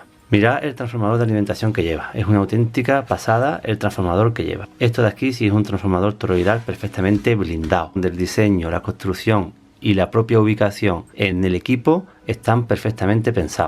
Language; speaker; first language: Spanish; native; Spanish